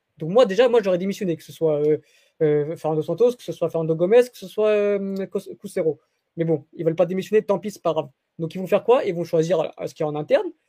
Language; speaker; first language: French; early bilingual, other home language; Portuguese